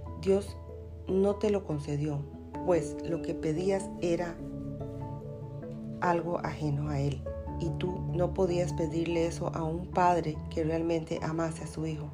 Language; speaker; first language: Spanish; native; Spanish